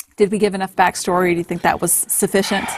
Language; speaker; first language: English; native; English